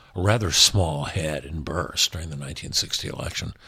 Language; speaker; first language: English; native; English